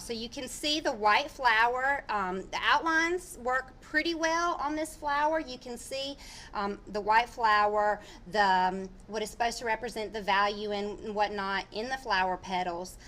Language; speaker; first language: English; native; English